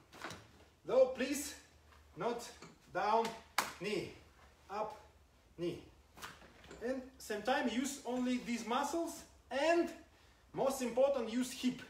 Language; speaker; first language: English; non-native, learner; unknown